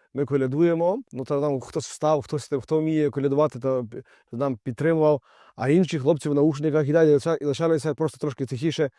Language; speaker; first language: Ukrainian; native; Ukrainian